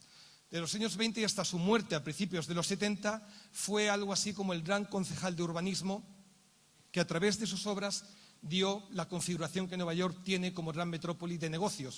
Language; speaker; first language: Spanish; native; Spanish